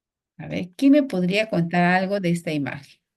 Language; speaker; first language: Spanish; native; Spanish